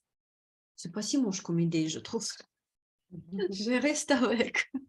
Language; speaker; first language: French; non-native, fluent; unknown